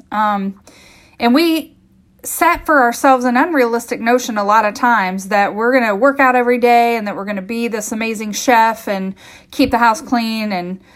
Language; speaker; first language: English; native; English